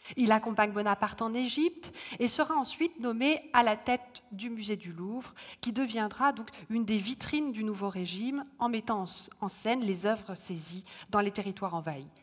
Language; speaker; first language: French; native; French